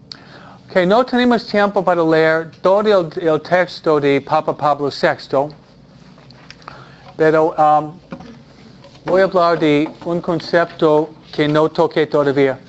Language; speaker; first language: Spanish; non-native, fluent; English